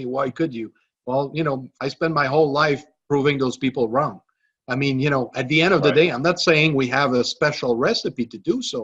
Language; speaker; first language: English; non-native, local second language; French